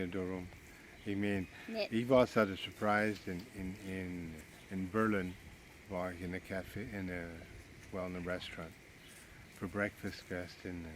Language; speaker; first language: German; early bilingual, heritage; Pennsylvania German